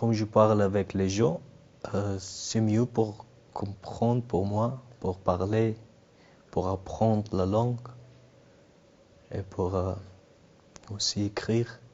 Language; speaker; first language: French; non-native, learner; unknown